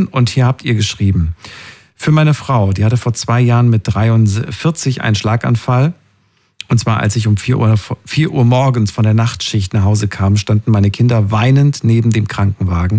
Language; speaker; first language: German; native; German